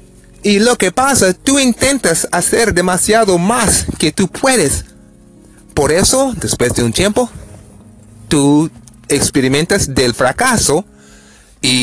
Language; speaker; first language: Spanish; non-native, fluent; English